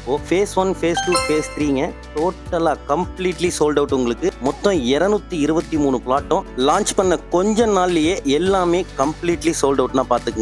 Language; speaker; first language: Tamil; native; Tamil